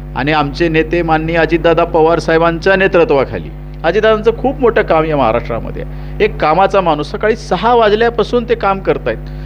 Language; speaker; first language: Marathi; native; Marathi